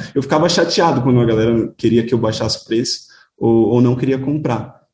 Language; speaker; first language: Portuguese; native; Portuguese